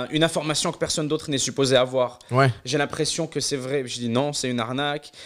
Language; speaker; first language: French; non-native, local second language; Arabic